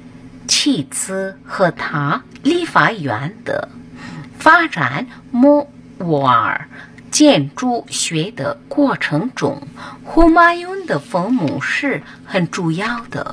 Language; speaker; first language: Chinese; non-native, fluent; Hindi